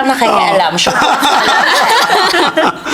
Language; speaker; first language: Filipino; native; Filipino